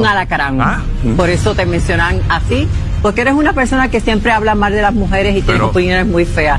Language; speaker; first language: Spanish; native; Spanish